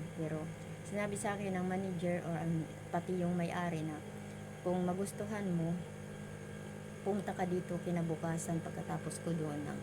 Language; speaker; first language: Filipino; non-native, local second language; Waray